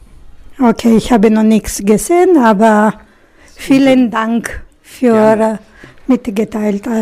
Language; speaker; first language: German; non-native, learner; Italian